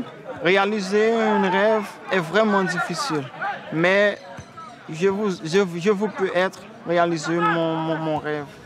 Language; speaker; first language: French; non-native, local second language; Haitian Creole